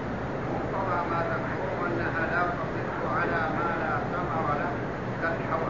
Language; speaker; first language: Arabic; native; Arabic